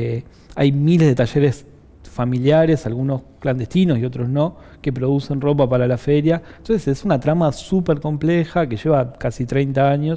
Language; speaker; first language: Spanish; native; Spanish